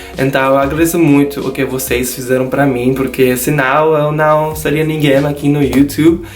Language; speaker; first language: Portuguese; non-native, learner; English